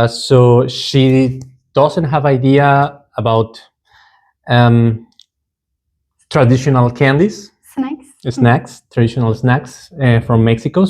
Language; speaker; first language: English; non-native, learner; Spanish